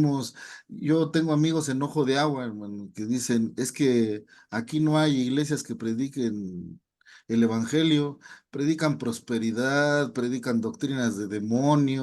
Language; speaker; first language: Spanish; native; Spanish